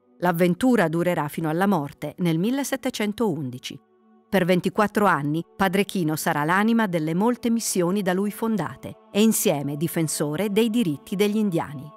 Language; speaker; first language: Italian; native; Italian